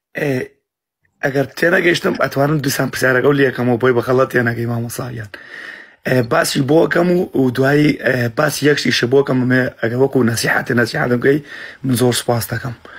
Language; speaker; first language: Central Kurdish; early bilingual, heritage; Central Kurdish